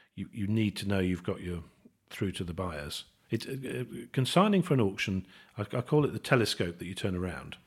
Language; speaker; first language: English; native; English